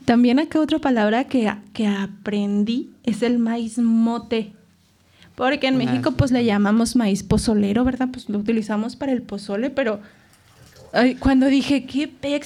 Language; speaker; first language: Spanish; native; Spanish